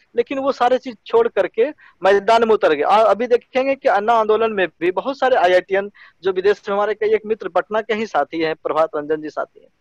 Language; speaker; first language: Hindi; native; Hindi